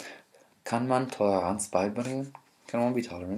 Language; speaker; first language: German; non-native, fluent; English